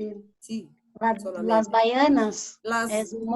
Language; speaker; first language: Spanish; non-native, learner; Portuguese